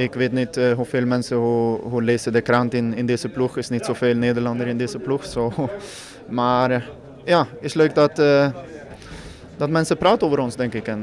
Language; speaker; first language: Dutch; non-native, learner; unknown